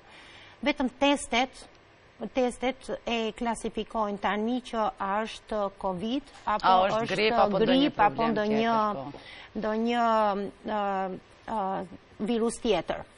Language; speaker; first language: Albanian; native; Albanian